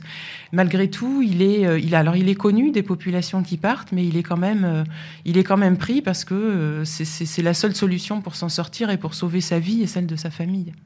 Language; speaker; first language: French; native; French